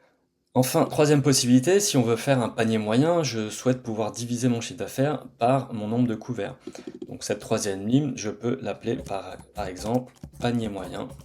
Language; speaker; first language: French; native; French